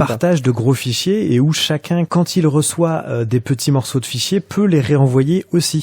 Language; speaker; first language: French; native; French